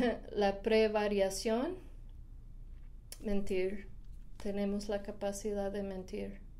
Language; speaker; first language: Spanish; non-native, fluent; English